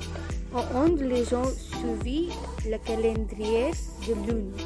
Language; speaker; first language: French; non-native, fluent; Konkani